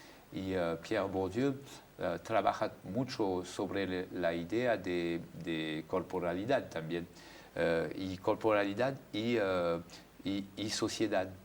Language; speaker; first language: Spanish; non-native, fluent; French